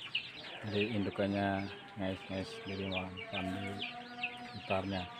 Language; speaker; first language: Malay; non-native, local second language; Javanese